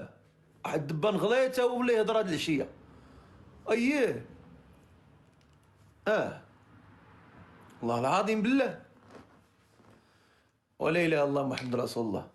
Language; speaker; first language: Arabic; native; Arabic